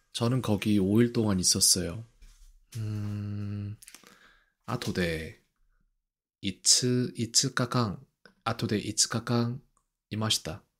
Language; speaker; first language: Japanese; non-native, learner; Korean